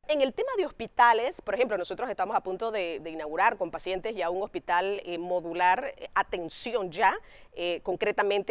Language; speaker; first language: Spanish; native; Spanish